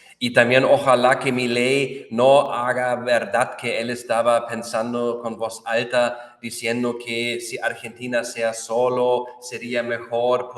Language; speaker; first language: Spanish; non-native, fluent; German